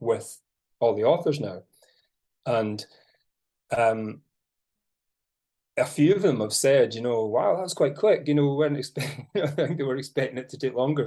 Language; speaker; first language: English; native; English